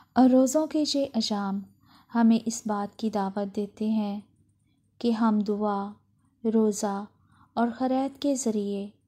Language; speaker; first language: Urdu; non-native, local second language; Punjabi